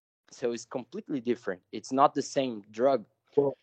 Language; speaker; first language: English; non-native, fluent; Portuguese